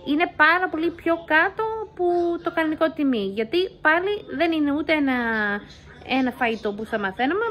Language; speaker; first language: Greek; early bilingual, heritage; Greek